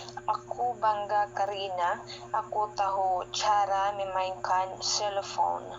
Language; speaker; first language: Indonesian; non-native, learner; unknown